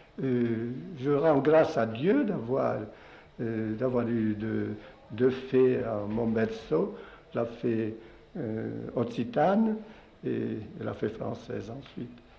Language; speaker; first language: French; non-native, local second language; Occitan